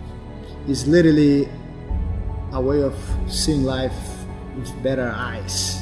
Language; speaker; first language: English; non-native, fluent; Portuguese